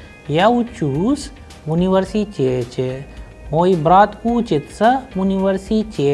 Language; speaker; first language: Russian; non-native, fluent; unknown